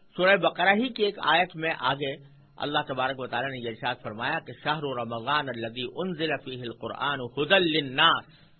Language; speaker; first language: Urdu; native; Urdu